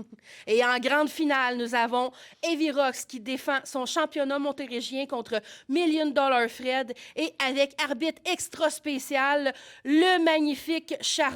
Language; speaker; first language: French; native; French